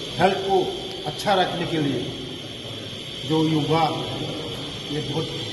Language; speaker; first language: Hindi; non-native, local second language; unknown